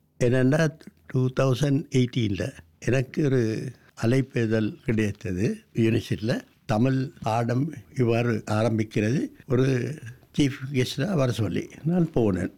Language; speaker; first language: Tamil; non-native, local second language; Sinhala